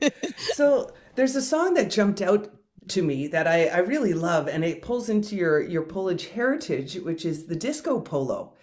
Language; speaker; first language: English; native; English